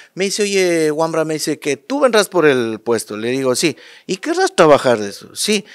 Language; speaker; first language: Spanish; native; Spanish